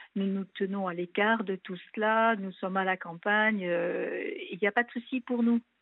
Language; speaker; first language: French; native; French